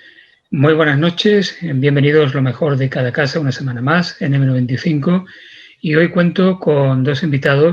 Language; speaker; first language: Spanish; native; Spanish